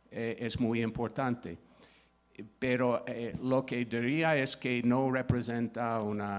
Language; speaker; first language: Spanish; non-native, fluent; English